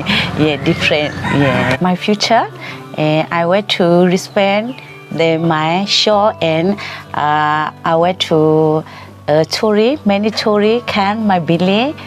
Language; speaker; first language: English; non-native, learner; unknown